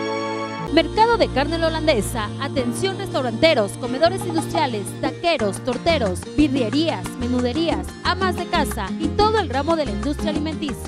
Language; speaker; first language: Spanish; native; Spanish